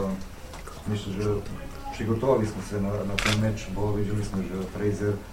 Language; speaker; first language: Polish; non-native, learner; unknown